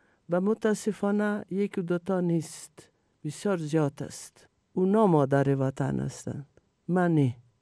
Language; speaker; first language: Persian; non-native, fluent; Italian